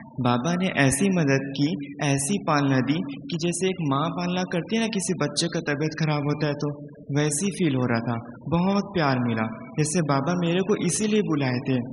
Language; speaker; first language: Hindi; native; Hindi